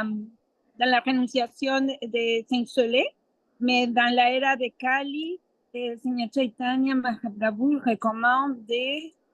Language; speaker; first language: French; non-native, learner; Spanish